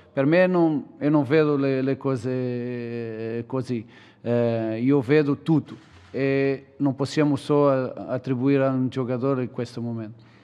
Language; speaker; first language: Italian; non-native, learner; Portuguese